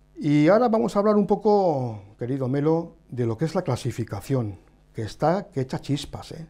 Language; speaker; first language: Spanish; native; Spanish